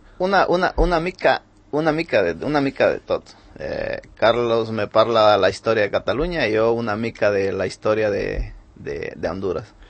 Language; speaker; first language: Catalan; non-native, learner; Spanish